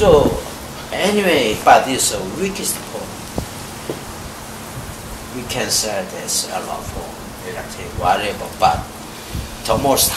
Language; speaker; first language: English; non-native, learner; Korean